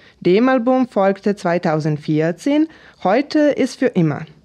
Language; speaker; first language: German; non-native, fluent; Serbian